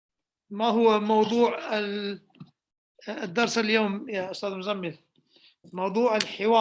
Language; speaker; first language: Arabic; non-native, fluent; English